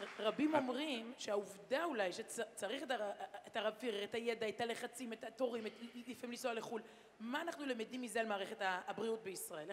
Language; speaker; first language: Hebrew; native; Hebrew